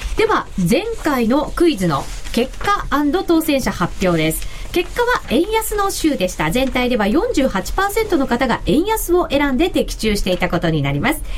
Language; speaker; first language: Japanese; native; Japanese